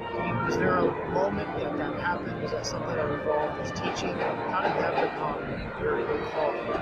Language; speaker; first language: English; native; English